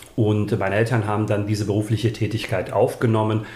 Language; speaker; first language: German; early bilingual, other home language; Bosnian